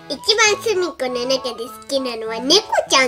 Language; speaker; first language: Japanese; native; Japanese